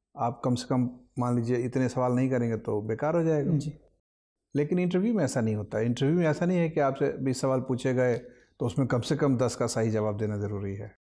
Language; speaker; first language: Hindi; native; Hindi